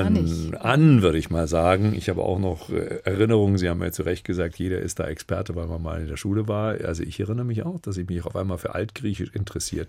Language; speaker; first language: German; native; German